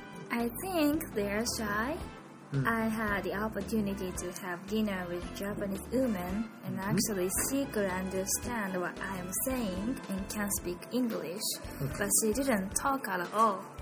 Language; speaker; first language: English; non-native, fluent; Japanese